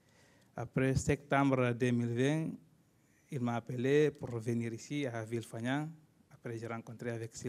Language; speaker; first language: French; non-native, learner; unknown